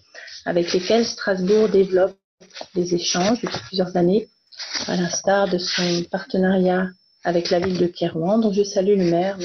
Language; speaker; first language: French; native; French